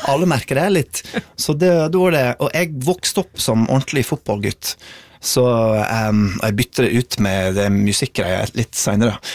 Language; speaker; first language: Norwegian; non-native, fluent; English